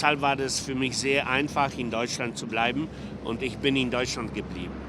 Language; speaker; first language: German; non-native, fluent; Polish